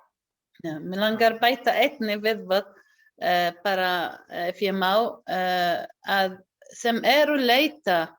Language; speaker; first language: Icelandic; non-native, learner; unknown